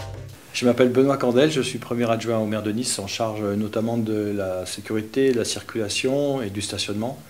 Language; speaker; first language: French; native; French